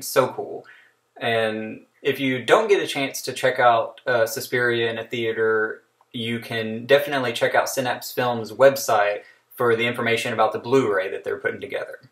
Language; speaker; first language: English; native; English